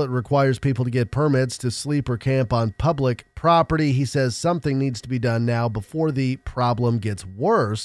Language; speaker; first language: English; native; English